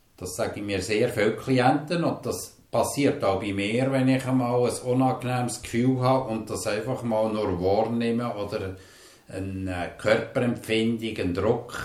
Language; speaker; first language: German; native; German